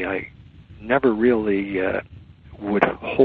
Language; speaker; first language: English; native; English